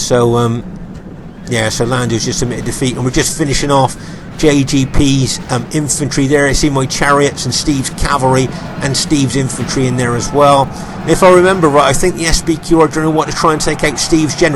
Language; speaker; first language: English; native; English